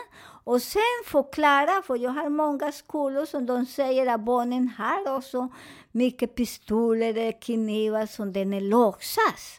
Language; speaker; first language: Swedish; non-native, fluent; Spanish